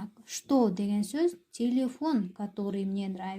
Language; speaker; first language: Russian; non-native, local second language; Kyrgyz